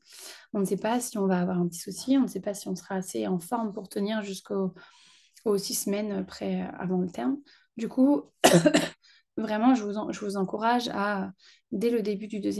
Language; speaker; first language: French; native; French